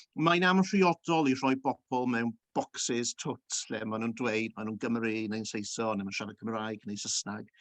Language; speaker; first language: Welsh; early bilingual, heritage; Welsh